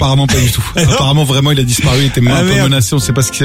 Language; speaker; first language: French; native; French